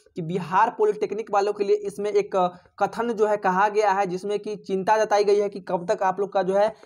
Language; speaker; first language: Hindi; native; Hindi